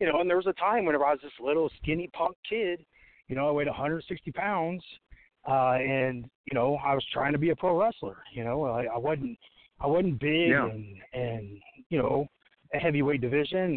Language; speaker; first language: English; native; English